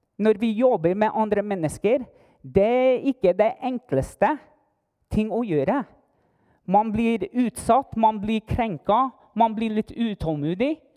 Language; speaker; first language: Norwegian; non-native, fluent; English